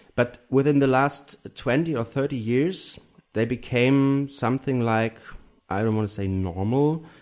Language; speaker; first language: English; non-native, fluent; German